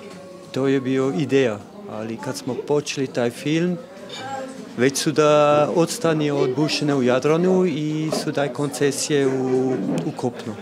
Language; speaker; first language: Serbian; non-native, learner; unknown